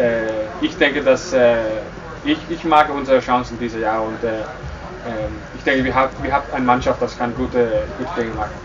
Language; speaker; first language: German; non-native, learner; English